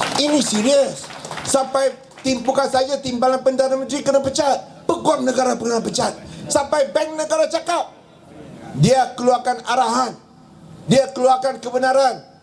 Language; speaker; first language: Malay; non-native, local second language; Min Nan Chinese